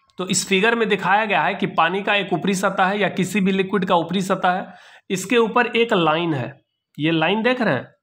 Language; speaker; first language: Hindi; native; Hindi